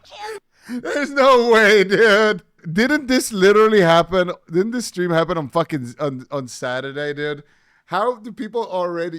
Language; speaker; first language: English; native; English